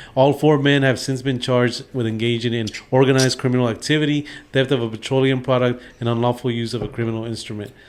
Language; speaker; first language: English; early bilingual, other home language; Spanish